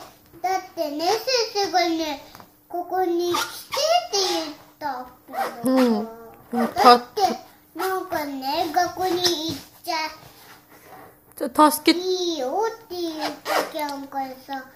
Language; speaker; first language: Japanese; early bilingual, other home language; English